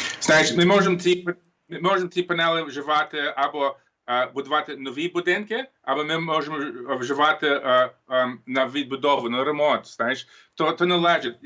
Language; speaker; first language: Ukrainian; early bilingual, heritage; Ukrainian